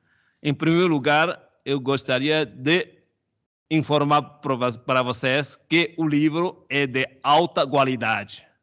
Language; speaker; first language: Portuguese; non-native, fluent; Chinese